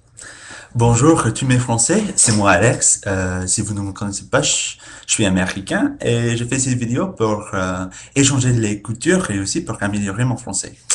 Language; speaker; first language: French; non-native, fluent; English